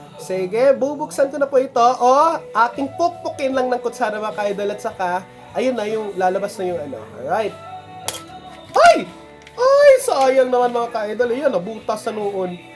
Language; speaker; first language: Filipino; non-native, local second language; Cebuano